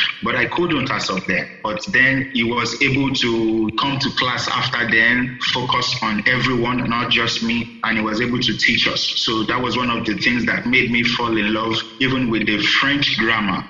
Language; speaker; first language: English; non-native, local second language; Yoruba